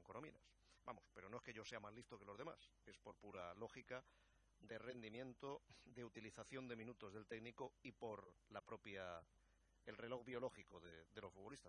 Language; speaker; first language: Spanish; native; Spanish